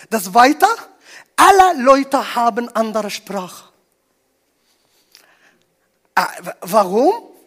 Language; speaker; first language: German; non-native, learner; Arabic